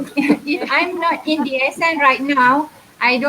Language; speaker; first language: English; non-native, local second language; Malay